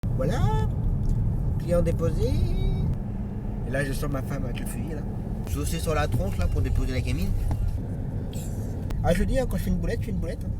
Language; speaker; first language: French; native; French